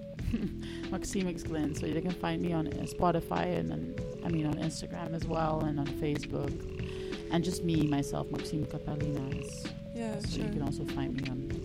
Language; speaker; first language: English; non-native, fluent; Dutch